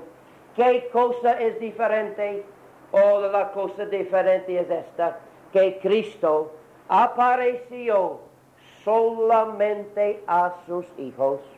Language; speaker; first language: Spanish; non-native, learner; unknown